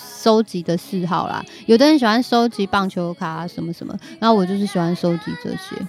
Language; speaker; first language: Chinese; native; Chinese